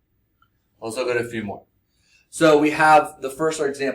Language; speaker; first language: English; native; English